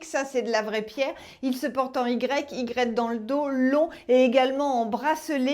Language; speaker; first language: French; native; French